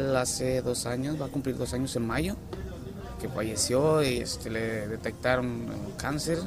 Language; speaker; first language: Spanish; native; Spanish